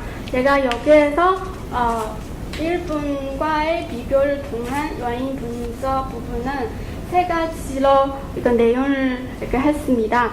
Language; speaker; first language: Korean; non-native, fluent; Chinese